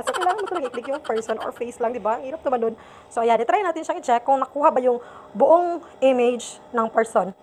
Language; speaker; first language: Filipino; non-native, local second language; Cebuano